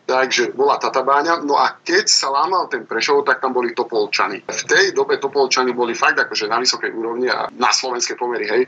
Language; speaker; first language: Slovak; native; Slovak